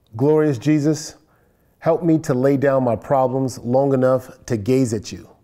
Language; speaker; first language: English; native; English